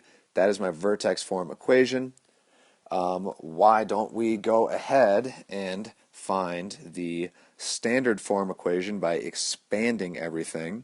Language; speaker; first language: English; native; English